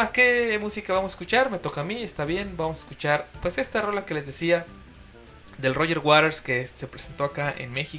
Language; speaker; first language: Spanish; native; Spanish